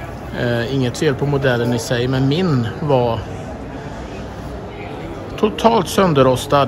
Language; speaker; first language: Swedish; native; Swedish